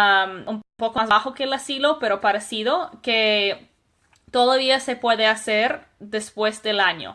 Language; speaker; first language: Spanish; non-native, fluent; English